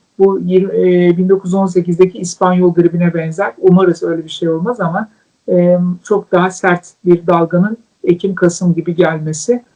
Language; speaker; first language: Turkish; native; Turkish